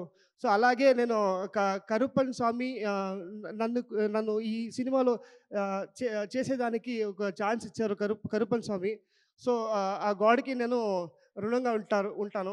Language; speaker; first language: Telugu; non-native, local second language; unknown